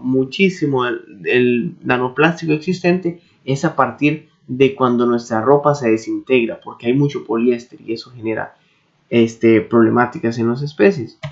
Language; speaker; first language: Spanish; native; Spanish